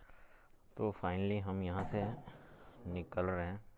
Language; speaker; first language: Hindi; native; Hindi